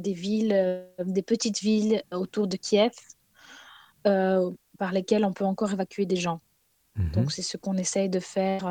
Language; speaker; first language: French; non-native, fluent; Ukrainian